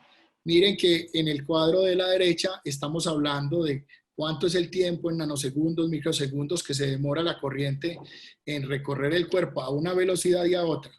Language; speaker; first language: Spanish; native; Spanish